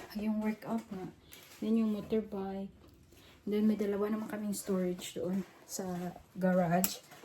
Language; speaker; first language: Filipino; native; Filipino